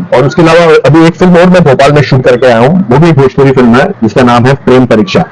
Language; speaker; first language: Hindi; non-native, local second language; Sindhi